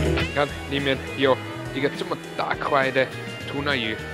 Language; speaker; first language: Chinese; non-native, fluent; German